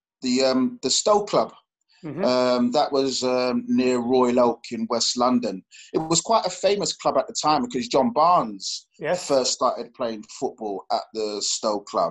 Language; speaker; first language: English; native; English